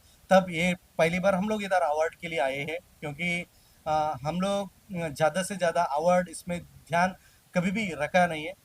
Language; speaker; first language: Hindi; non-native, local second language; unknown